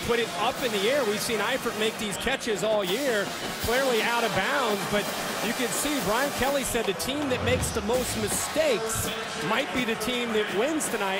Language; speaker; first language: English; native; English